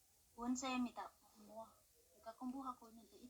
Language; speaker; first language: Korean; non-native, learner; Vietnamese